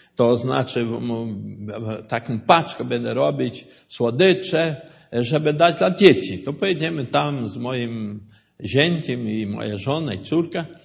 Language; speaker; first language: Polish; non-native, learner; Portuguese